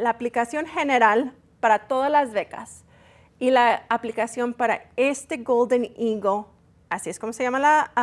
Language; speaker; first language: Spanish; early bilingual, heritage; Spanish